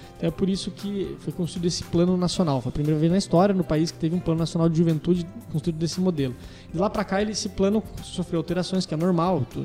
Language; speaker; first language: Portuguese; native; Portuguese